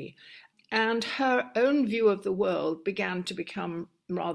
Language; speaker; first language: English; native; English